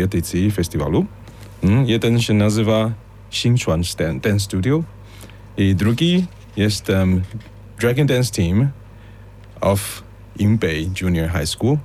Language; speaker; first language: Polish; non-native, fluent; Chinese